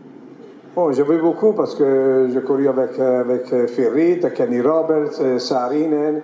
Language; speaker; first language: French; non-native, fluent; Italian